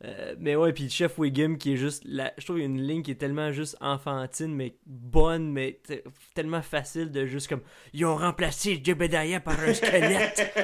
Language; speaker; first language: French; native; French